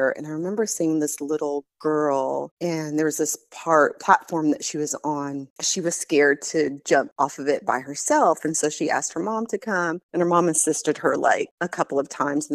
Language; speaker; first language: English; native; English